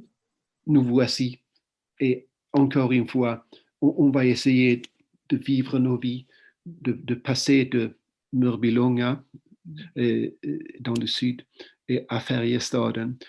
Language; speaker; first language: French; non-native, fluent; Swedish